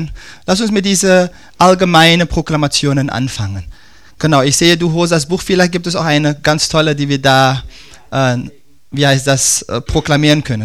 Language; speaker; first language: German; non-native, fluent; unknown